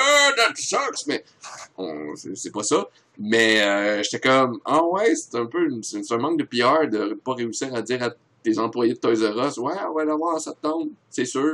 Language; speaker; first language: French; native; French